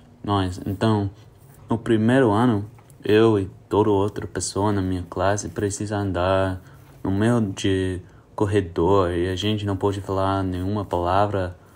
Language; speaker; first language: Portuguese; early bilingual, heritage; English